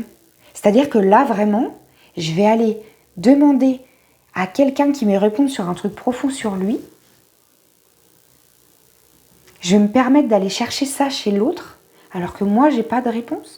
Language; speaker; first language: French; native; French